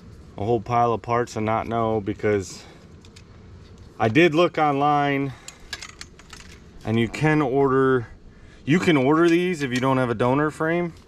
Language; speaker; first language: English; native; English